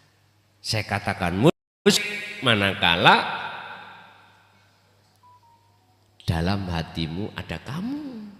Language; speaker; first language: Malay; non-native, local second language; Javanese